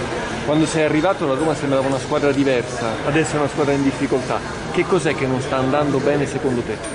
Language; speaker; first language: Italian; native; Italian